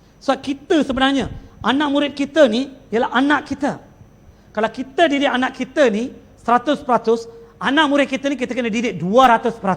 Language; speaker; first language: Malay; non-native, local second language; Tamil